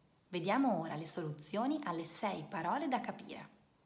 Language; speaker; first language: Italian; native; Italian